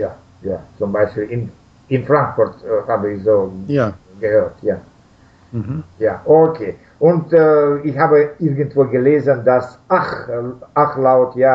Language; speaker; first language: German; non-native, learner; Russian